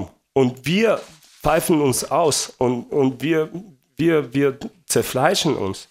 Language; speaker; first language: German; non-native, fluent; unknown